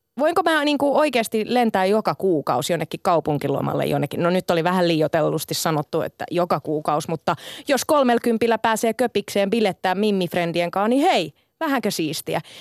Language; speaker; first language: Finnish; early bilingual, other home language; Sinhala